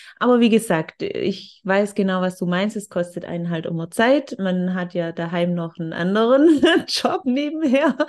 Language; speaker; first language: German; native; German